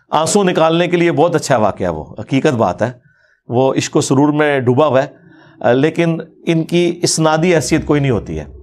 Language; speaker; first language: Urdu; non-native, local second language; Punjabi